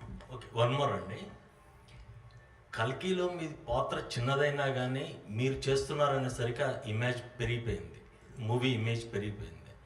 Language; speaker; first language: Telugu; native; Telugu